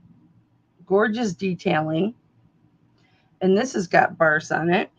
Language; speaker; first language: English; native; English